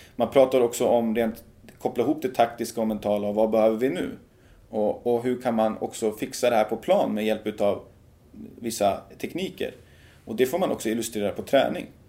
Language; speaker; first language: Swedish; early bilingual, other home language; Persian